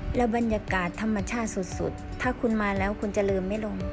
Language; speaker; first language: Thai; native; Thai